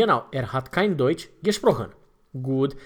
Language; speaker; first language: German; non-native, fluent; Romanian